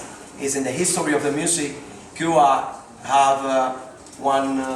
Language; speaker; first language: English; non-native, learner; Spanish